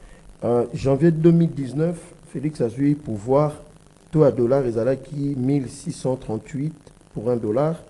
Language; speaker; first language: French; non-native, local second language; Lingala